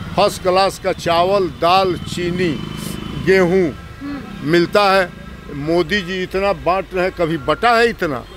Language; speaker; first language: Hindi; native; Hindi